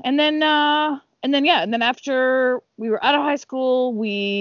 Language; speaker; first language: English; native; English